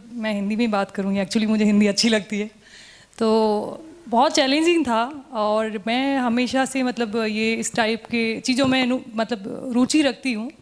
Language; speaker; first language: Hindi; native; Hindi